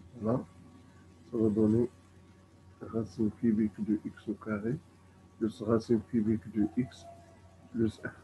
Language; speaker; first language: French; non-native, local second language; Arabic